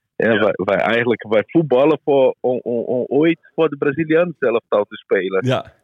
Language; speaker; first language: Dutch; non-native, learner; Portuguese